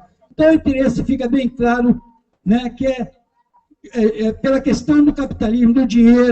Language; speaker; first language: Portuguese; native; Portuguese